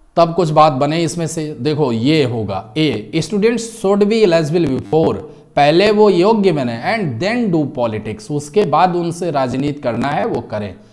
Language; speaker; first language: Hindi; native; Hindi